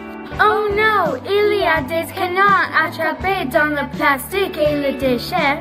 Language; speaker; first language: French; non-native, learner; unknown